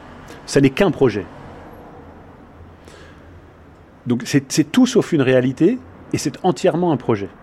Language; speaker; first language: French; native; French